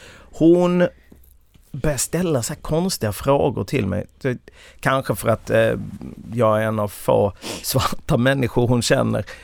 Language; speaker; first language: Swedish; native; Swedish